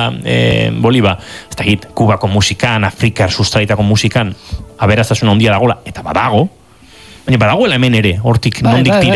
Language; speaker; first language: Basque; native; Basque